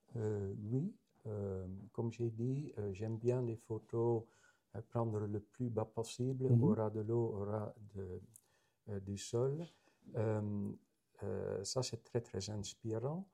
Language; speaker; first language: French; non-native, fluent; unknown